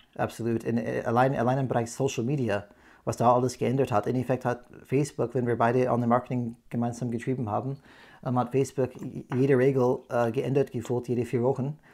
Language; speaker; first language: German; non-native, fluent; English